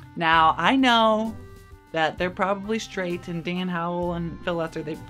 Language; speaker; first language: English; native; English